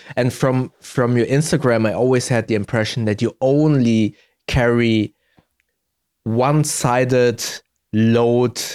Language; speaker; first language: English; early bilingual, heritage; German